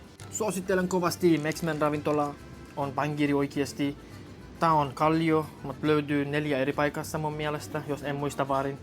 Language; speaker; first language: Finnish; non-native, learner; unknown